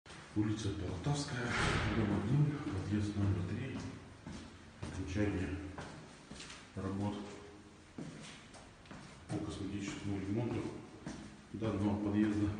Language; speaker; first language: Russian; native; Russian